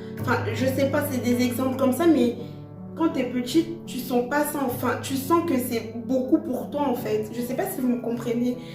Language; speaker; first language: French; early bilingual, other home language; Lingala